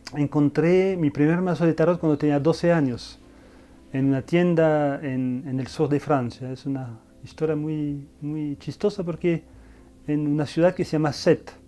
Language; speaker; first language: Spanish; non-native, fluent; French